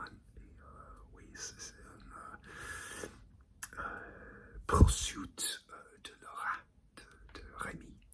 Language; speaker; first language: French; non-native, learner; English